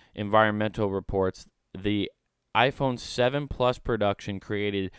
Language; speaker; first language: English; native; English